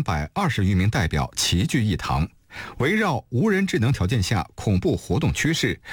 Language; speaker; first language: Chinese; native; Chinese